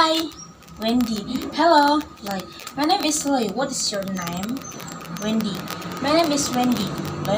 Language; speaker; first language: English; non-native, learner; Indonesian